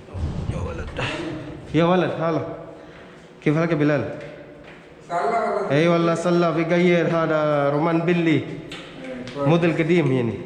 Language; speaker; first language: Arabic; non-native, learner; Filipino